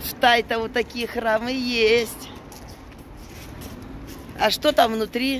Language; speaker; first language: Russian; native; Russian